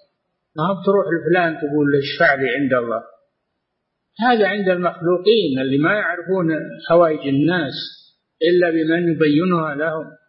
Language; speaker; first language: Arabic; native; Arabic